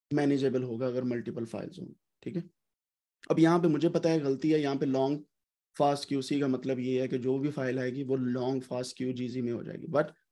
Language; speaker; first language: Urdu; native; Urdu